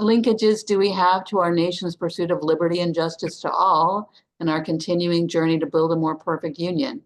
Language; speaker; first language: English; native; English